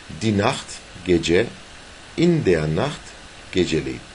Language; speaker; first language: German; non-native, fluent; Turkish